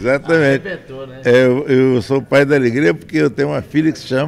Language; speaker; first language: Portuguese; native; Portuguese